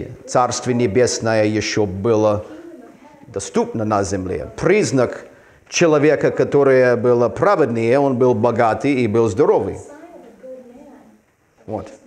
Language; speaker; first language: Russian; non-native, fluent; English